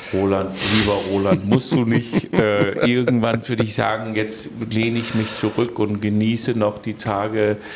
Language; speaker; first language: German; non-native, fluent; Danish